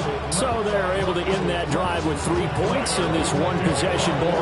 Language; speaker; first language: English; native; English